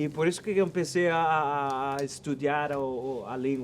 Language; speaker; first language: Portuguese; non-native, learner; Spanish